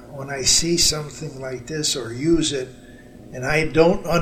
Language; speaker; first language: English; native; English